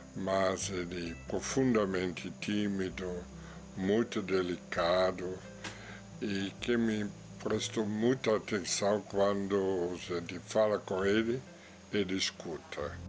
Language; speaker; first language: Portuguese; non-native, fluent; German